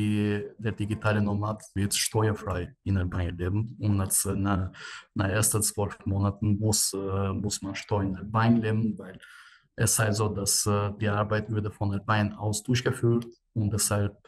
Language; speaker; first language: German; non-native, fluent; Albanian